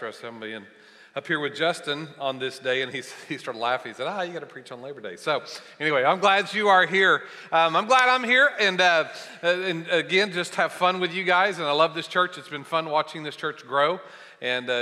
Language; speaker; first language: English; native; English